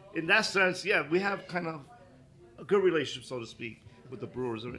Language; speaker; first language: English; native; English